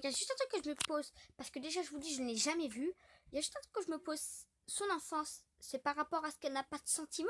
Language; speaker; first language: French; native; French